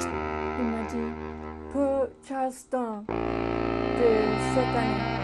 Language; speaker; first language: French; non-native, learner; English